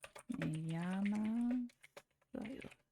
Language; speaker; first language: Spanish; non-native, learner; English